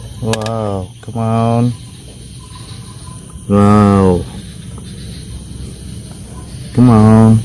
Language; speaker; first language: English; non-native, learner; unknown